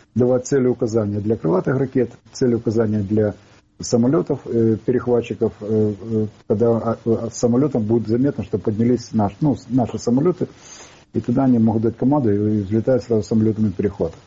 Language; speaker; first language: Russian; non-native, local second language; Ukrainian